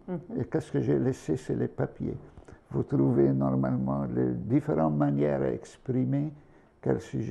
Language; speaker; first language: French; non-native, fluent; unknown